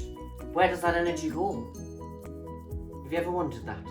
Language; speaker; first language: English; native; English